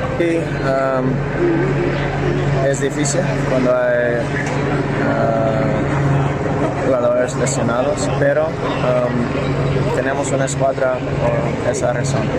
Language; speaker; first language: Spanish; non-native, learner; English